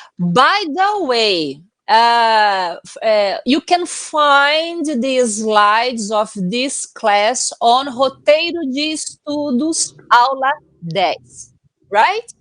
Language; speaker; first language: English; non-native, fluent; Portuguese